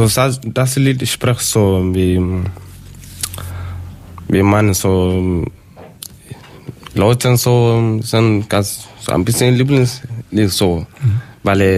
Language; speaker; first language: German; non-native, learner; Tamasheq